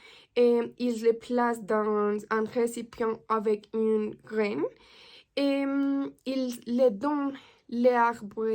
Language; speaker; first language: French; non-native, learner; Spanish